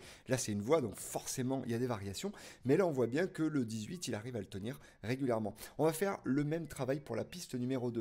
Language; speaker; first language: French; native; French